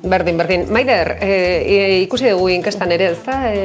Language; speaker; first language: Basque; native; Basque